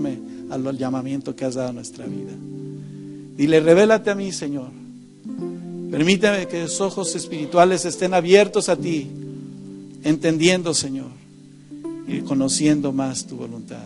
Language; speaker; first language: Spanish; native; Spanish